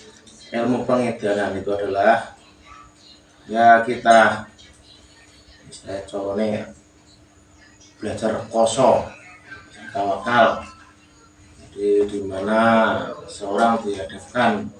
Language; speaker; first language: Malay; non-native, local second language; Javanese